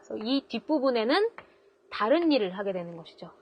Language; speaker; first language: Korean; native; Korean